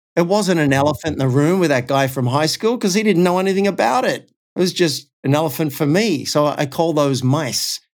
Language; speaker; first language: English; native; English